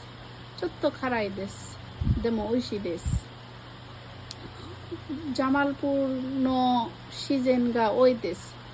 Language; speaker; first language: Japanese; non-native, learner; Bangla